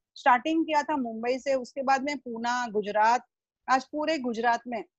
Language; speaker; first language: Hindi; non-native, local second language; Gujarati